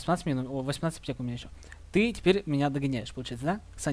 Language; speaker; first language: Russian; native; Russian